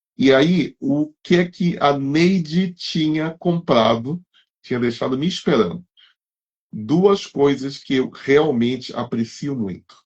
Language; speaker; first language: Portuguese; native; Portuguese